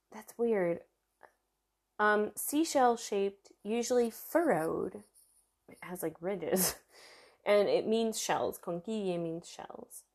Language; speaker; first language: English; early bilingual, other home language; Italian